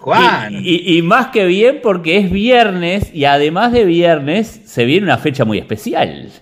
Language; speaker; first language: Spanish; native; Spanish